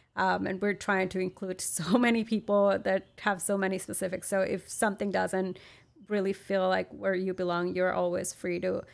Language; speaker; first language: English; non-native, fluent; Spanish